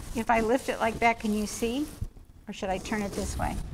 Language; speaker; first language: English; native; English